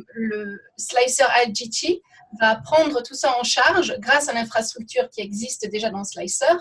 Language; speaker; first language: French; native; French